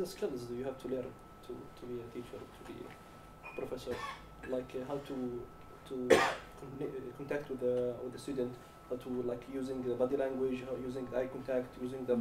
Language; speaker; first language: English; non-native, learner; Arabic